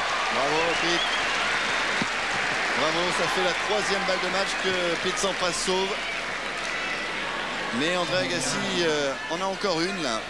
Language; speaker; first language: French; native; French